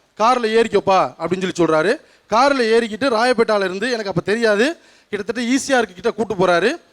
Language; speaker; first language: Tamil; native; Tamil